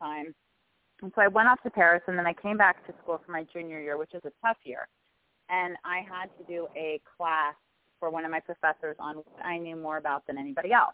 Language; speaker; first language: English; native; English